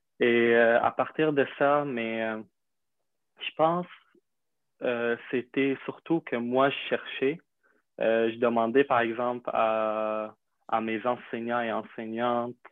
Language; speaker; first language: French; non-native, fluent; Arabic